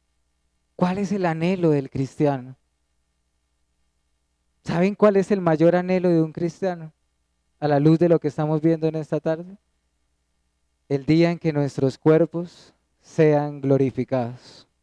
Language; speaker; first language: Spanish; native; Spanish